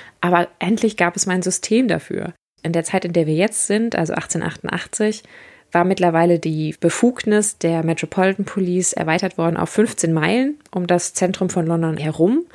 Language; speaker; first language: German; native; German